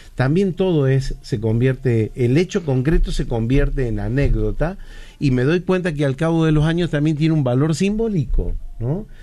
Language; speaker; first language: Spanish; native; Spanish